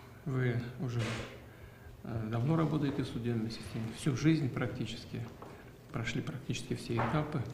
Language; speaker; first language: Russian; native; Russian